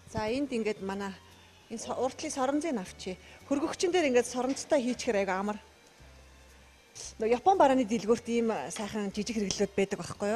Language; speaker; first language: Mongolian; native; Mongolian